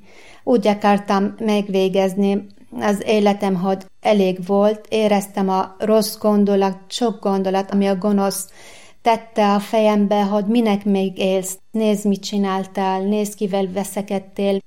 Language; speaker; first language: Hungarian; non-native, learner; Arabic